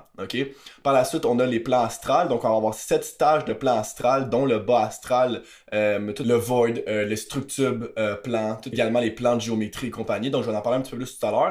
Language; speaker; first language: French; native; French